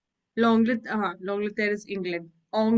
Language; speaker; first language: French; non-native, fluent; Hindi